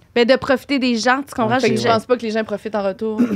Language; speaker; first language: French; native; French